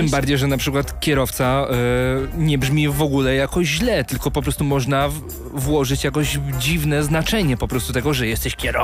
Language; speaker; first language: Polish; native; Polish